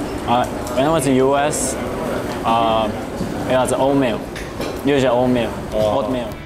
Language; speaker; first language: English; non-native, learner; Japanese